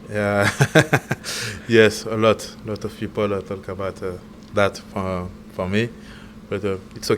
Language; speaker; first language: English; non-native, learner; French